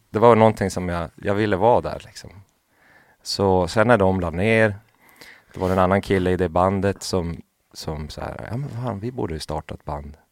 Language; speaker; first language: Swedish; native; Swedish